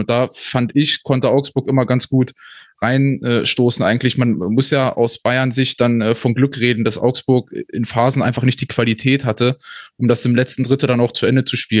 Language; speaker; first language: German; native; German